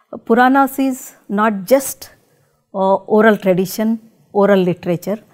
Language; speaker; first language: English; non-native, local second language; Telugu